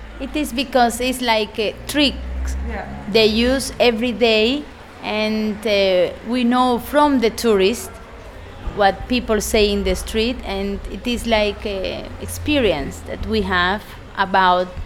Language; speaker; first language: English; non-native, fluent; Spanish